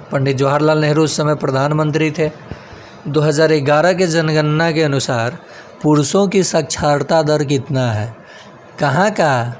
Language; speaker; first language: Hindi; native; Hindi